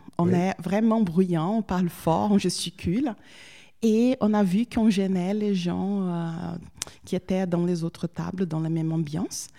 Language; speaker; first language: French; non-native, fluent; Portuguese